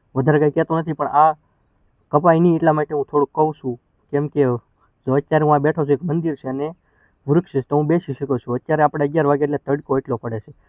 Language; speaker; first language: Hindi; non-native, local second language; Gujarati